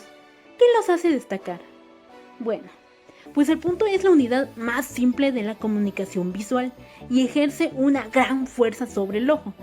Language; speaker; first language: Spanish; native; Spanish